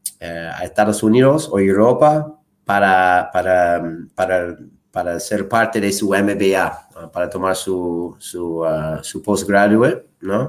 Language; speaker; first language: Spanish; non-native, fluent; English